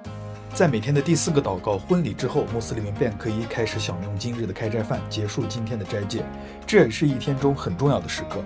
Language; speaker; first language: Chinese; native; Chinese